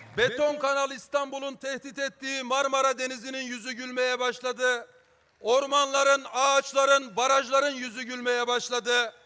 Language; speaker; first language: Turkish; native; Turkish